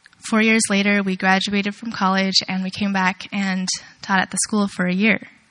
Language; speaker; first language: English; early bilingual, other home language; Chinese